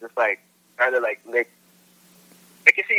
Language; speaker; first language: English; non-native, local second language; Filipino